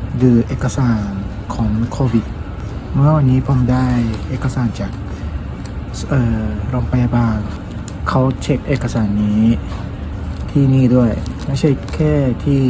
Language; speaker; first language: Thai; non-native, learner; Japanese